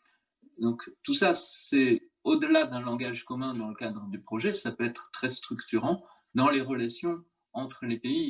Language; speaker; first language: French; native; French